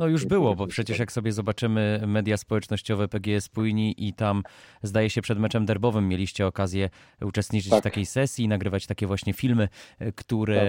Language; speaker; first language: Polish; native; Polish